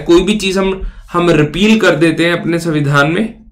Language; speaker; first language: Hindi; native; Hindi